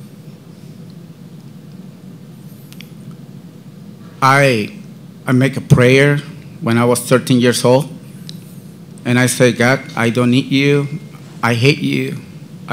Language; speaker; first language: English; non-native, learner; Spanish